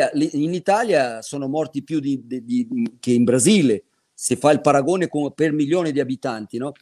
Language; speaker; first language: Italian; non-native, fluent; Portuguese